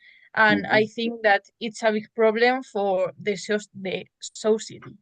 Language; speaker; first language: English; non-native, learner; Spanish